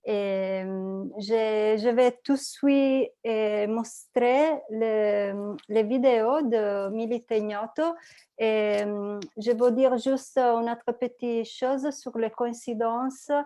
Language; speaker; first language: French; non-native, learner; Italian